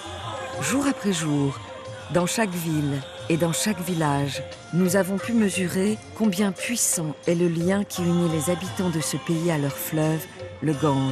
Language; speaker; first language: French; native; French